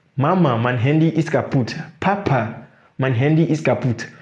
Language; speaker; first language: German; non-native, fluent; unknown